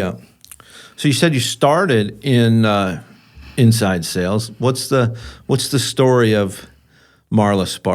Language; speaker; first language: English; native; English